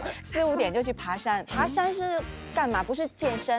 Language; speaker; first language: Chinese; native; Chinese